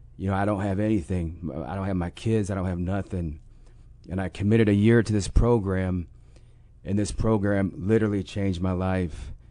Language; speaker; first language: English; native; English